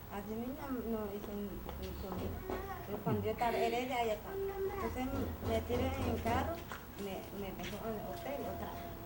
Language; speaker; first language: Spanish; non-native, local second language; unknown